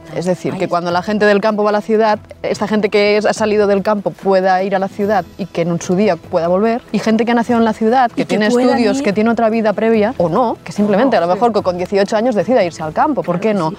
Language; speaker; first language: Spanish; native; Spanish